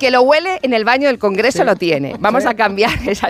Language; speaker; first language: Spanish; native; Spanish